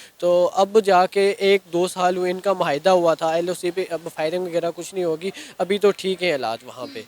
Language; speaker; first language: Urdu; non-native, local second language; Kashmiri